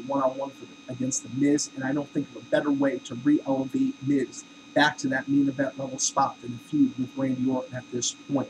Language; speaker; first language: English; native; English